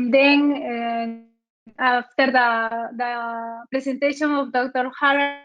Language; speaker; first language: English; non-native, learner; Spanish